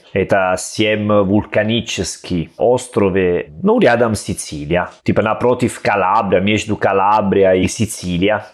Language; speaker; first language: Russian; non-native, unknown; Italian